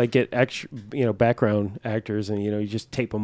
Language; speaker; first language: English; native; English